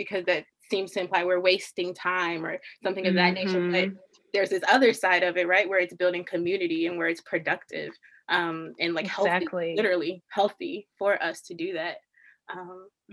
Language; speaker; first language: English; native; English